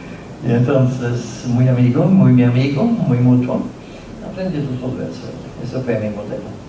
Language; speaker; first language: Spanish; non-native, fluent; Norwegian